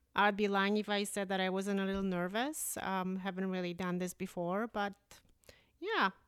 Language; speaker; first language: English; early bilingual, other home language; Polish